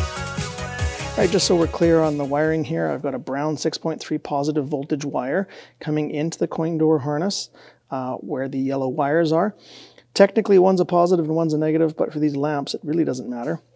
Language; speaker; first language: English; native; English